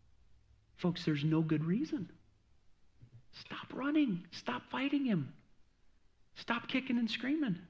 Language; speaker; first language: English; native; English